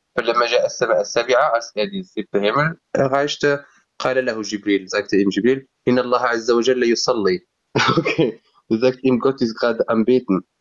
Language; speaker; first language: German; non-native, fluent; Berber languages